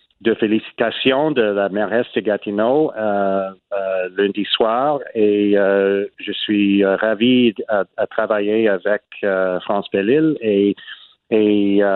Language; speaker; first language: French; non-native, learner; English